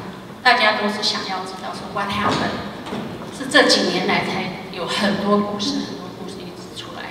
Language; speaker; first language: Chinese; non-native, local second language; Min Nan Chinese